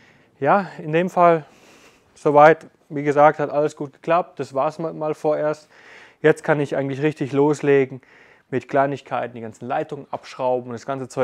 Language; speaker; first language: German; native; German